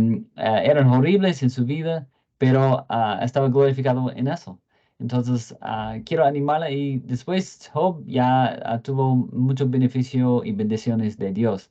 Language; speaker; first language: Spanish; non-native, fluent; English